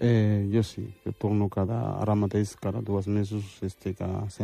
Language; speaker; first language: Catalan; early bilingual, other home language; Wolof